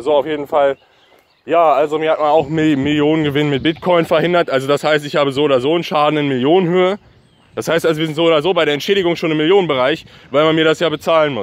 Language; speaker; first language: German; native; German